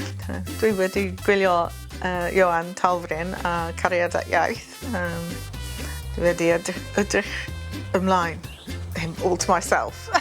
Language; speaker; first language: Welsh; non-native, local second language; English